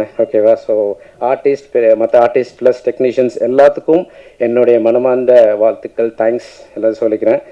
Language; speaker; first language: Tamil; native; Tamil